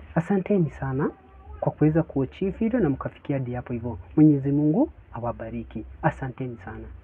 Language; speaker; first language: Swahili; native; Swahili